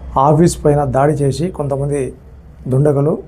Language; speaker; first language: Telugu; native; Telugu